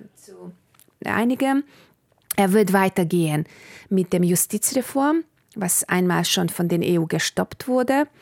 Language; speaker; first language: German; non-native, fluent; Hungarian